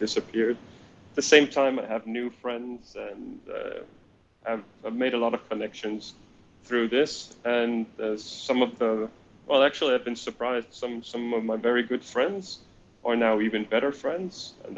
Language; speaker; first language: English; non-native, fluent; Danish